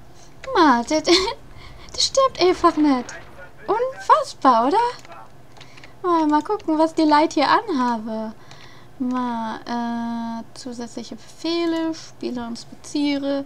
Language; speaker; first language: German; native; German